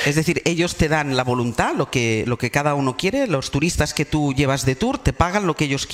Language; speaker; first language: Spanish; native; Spanish